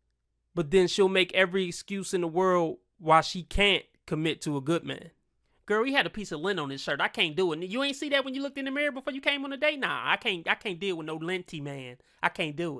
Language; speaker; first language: English; native; English